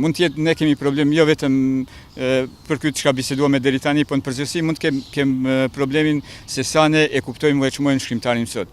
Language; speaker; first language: Albanian; native; Albanian